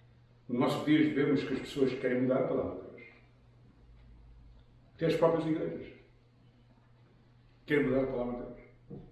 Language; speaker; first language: Portuguese; native; Portuguese